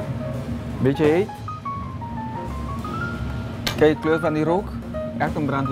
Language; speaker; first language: Dutch; non-native, local second language; Papiamento